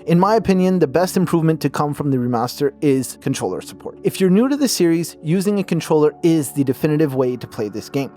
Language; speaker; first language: English; native; English